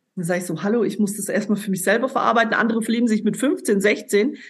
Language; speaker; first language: German; native; German